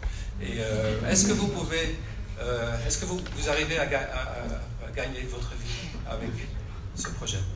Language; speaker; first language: French; non-native, fluent; Dutch